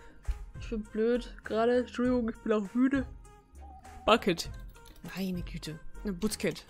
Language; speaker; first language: German; native; German